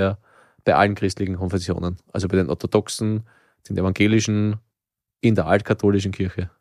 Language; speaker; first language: German; native; German